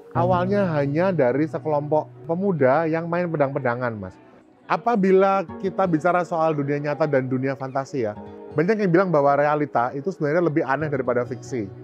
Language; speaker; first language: Indonesian; native; Indonesian